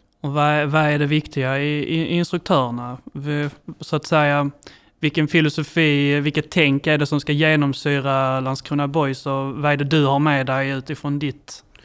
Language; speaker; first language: Swedish; native; Swedish